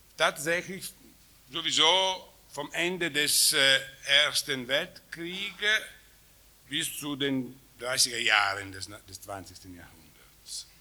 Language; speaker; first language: German; non-native, learner; Italian